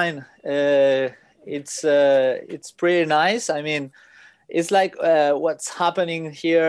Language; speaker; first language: English; non-native, fluent; Spanish